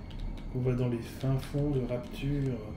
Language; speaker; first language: French; native; French